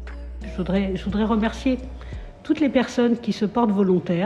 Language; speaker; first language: French; native; French